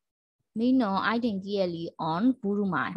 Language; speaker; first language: Finnish; non-native, learner; Burmese